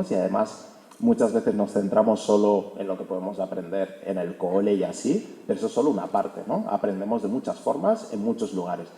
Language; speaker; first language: Spanish; early bilingual, other home language; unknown